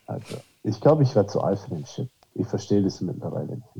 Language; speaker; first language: German; early bilingual, heritage; German